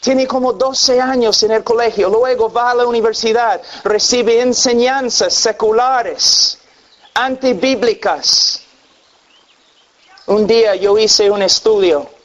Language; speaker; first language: Spanish; non-native, fluent; English